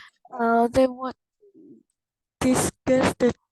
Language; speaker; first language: English; non-native, learner; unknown